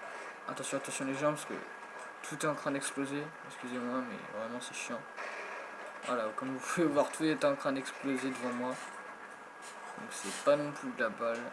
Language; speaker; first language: French; native; French